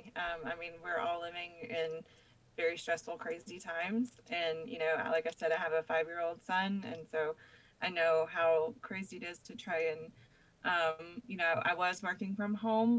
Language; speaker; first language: English; native; English